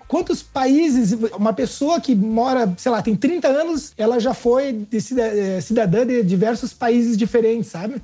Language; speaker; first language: Portuguese; native; Portuguese